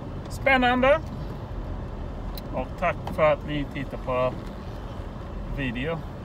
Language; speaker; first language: Swedish; non-native, fluent; English